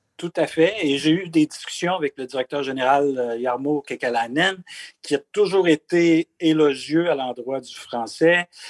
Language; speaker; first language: French; native; French